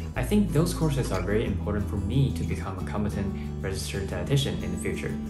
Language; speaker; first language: English; non-native, fluent; Chinese